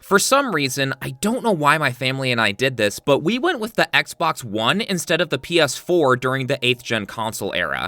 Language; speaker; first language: English; native; English